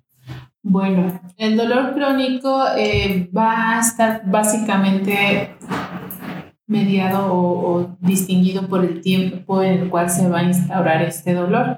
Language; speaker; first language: Spanish; native; Spanish